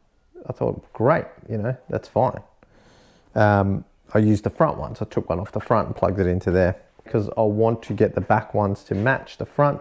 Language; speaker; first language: English; native; English